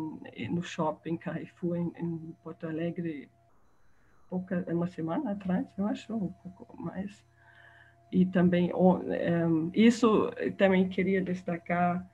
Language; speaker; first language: Portuguese; non-native, fluent; German